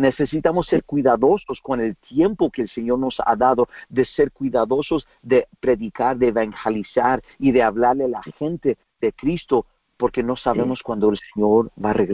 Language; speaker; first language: Spanish; early bilingual, heritage; Spanish